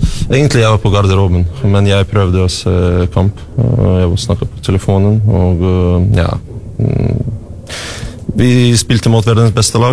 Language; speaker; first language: Norwegian; non-native, fluent; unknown